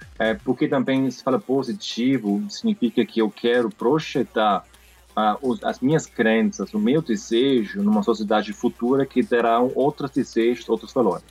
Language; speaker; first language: Portuguese; non-native, fluent; German